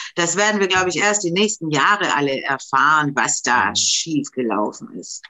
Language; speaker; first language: German; non-native, fluent; Romanian